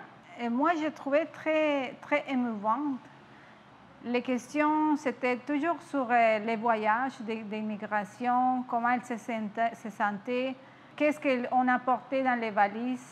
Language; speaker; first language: French; non-native, fluent; Spanish